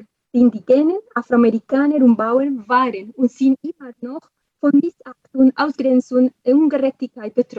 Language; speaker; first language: German; non-native, fluent; Spanish